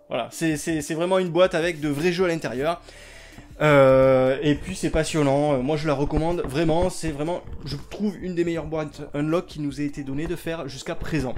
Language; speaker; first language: French; native; French